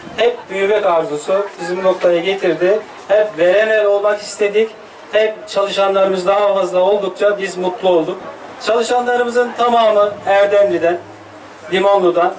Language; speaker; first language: Turkish; native; Turkish